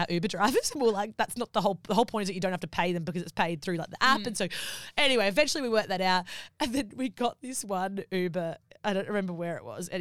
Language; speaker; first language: English; native; English